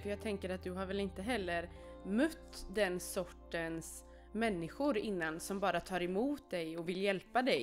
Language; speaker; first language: Swedish; native; Swedish